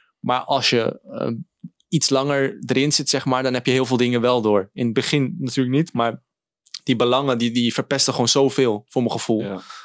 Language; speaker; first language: Dutch; native; Dutch